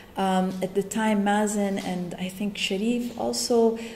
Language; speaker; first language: English; non-native, local second language; Arabic